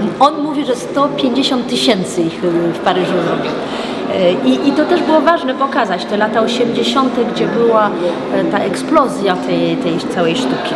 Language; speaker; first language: Polish; early bilingual, heritage; French